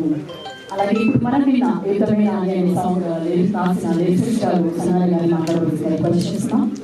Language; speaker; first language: Telugu; native; Telugu